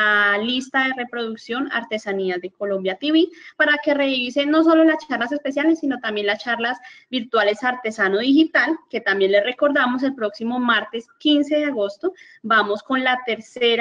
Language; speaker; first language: Spanish; native; Spanish